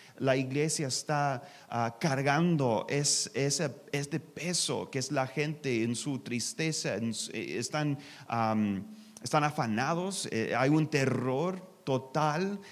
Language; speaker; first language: Spanish; non-native, learner; English